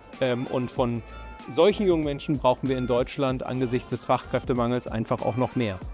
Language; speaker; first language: German; native; German